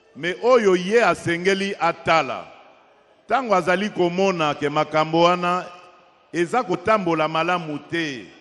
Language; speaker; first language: Lingala; non-native, local second language; Luba-Lulua